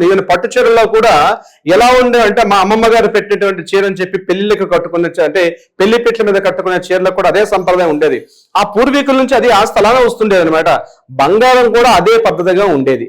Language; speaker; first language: Telugu; native; Telugu